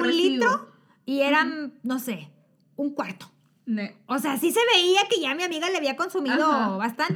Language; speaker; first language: Spanish; native; Spanish